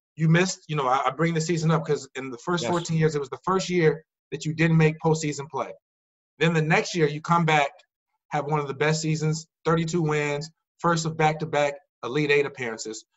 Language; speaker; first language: English; native; English